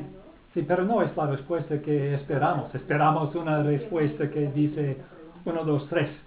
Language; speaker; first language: Spanish; non-native, fluent; English